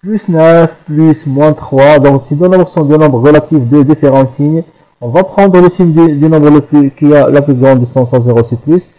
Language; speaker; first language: French; non-native, local second language; Arabic